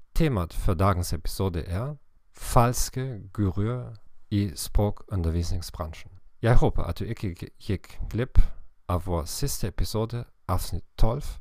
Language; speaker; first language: Norwegian; non-native, learner; German